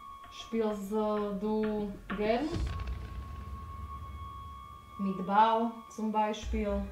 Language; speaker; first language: German; non-native, learner; Slovak